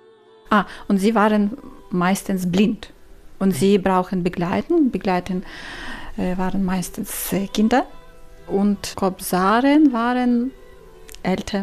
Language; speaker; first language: German; non-native, learner; Ukrainian